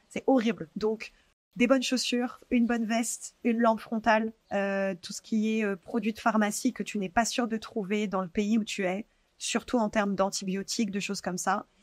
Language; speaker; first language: French; native; French